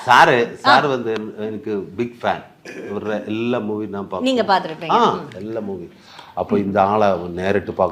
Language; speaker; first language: Tamil; non-native, learner; Malayalam